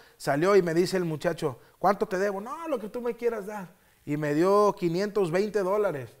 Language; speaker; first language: Spanish; early bilingual, heritage; Spanish